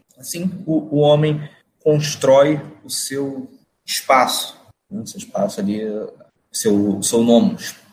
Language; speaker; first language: Portuguese; native; Portuguese